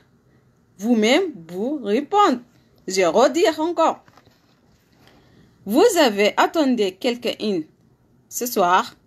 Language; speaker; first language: French; non-native, learner; Arabic